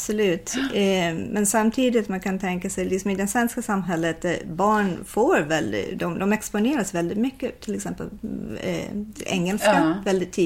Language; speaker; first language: Swedish; non-native, fluent; English